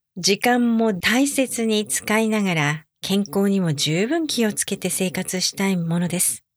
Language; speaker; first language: Japanese; native; Japanese